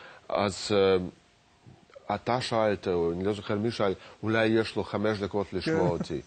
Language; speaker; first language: Hebrew; non-native, fluent; Russian